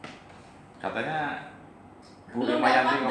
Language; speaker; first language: Indonesian; native; Indonesian